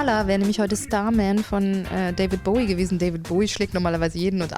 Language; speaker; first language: German; native; German